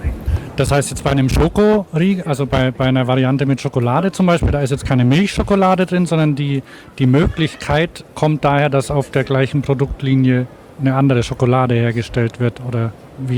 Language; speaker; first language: German; native; German